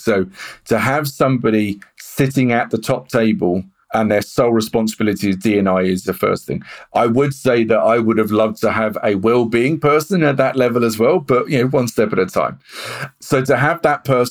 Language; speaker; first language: English; native; English